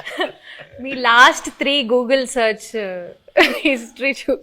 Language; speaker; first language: Telugu; native; Telugu